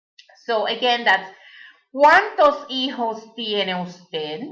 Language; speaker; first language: Spanish; early bilingual, heritage; Spanish